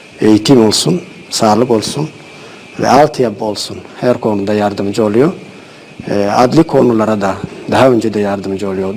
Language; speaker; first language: Turkish; non-native, fluent; Somali